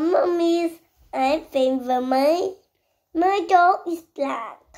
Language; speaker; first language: English; non-native, learner; Vietnamese